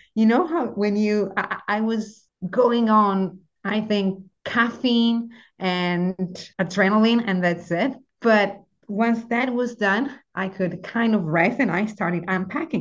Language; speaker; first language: English; non-native, fluent; Italian